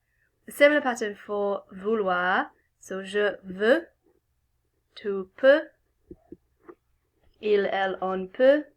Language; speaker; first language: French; non-native, fluent; English